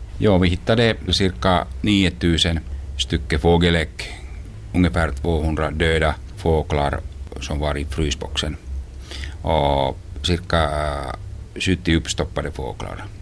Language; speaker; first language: Swedish; non-native, local second language; Finnish